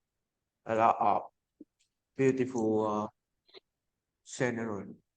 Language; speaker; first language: English; non-native, learner; Vietnamese